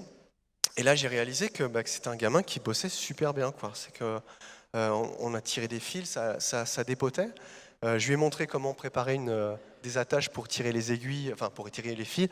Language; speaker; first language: French; native; French